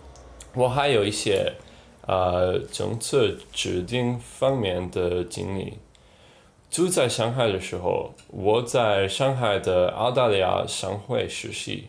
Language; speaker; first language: Chinese; non-native, learner; English